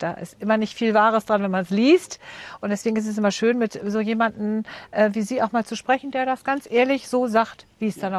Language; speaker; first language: German; native; German